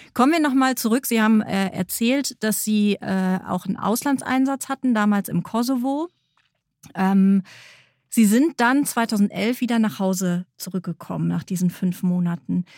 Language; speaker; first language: German; native; German